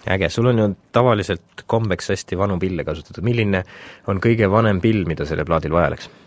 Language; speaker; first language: Estonian; native; Estonian